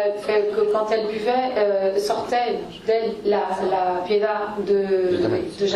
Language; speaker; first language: French; native; French